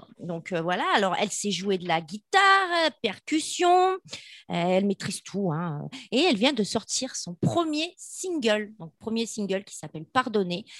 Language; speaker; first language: French; native; French